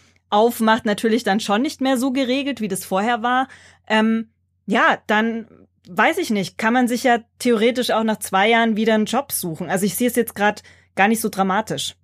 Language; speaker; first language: German; native; German